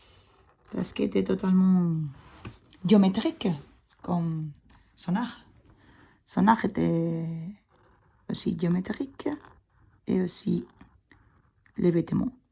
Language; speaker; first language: French; non-native, fluent; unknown